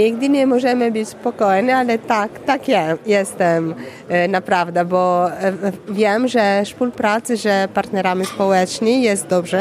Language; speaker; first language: Polish; non-native, learner; Italian